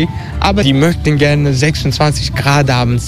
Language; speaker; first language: German; non-native, learner; Turkish